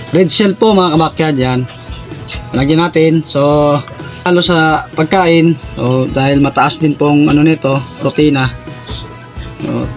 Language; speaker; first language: Filipino; native; Filipino